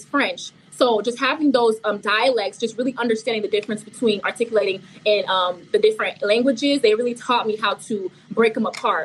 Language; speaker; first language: English; early bilingual, other home language; Haitian Creole